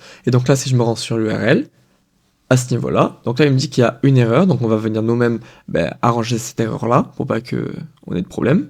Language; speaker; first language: French; native; French